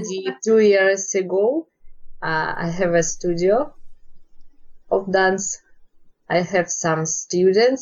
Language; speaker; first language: English; non-native, learner; Russian